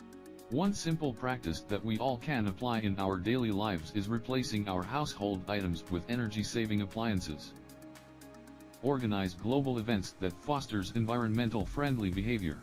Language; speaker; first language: English; non-native, learner; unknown